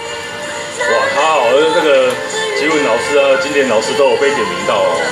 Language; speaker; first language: Chinese; native; Chinese